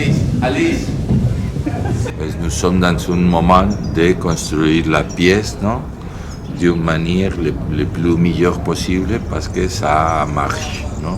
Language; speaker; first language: French; non-native, fluent; Spanish